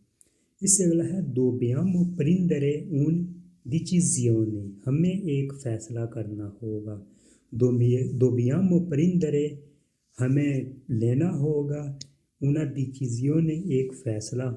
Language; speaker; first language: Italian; non-native, fluent; Punjabi